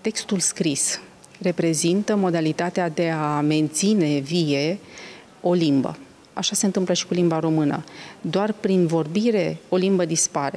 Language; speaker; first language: Romanian; native; Romanian